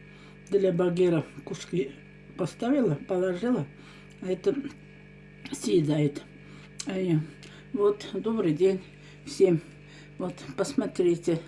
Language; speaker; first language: Russian; non-native, local second language; Karachay-Balkar